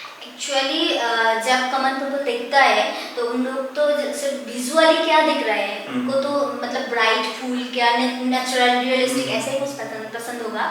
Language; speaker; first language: Hindi; non-native, local second language; Bangla